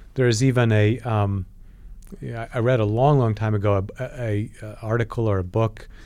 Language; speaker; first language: English; non-native, fluent; Polish